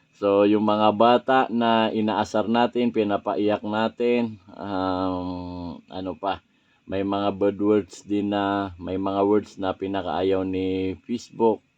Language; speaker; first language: Filipino; non-native, local second language; Maranao